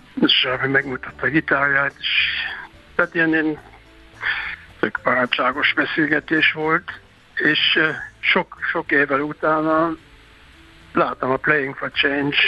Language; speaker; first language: Hungarian; non-native, fluent; German